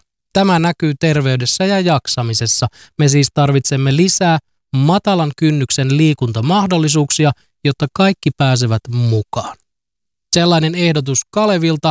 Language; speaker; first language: Finnish; native; Finnish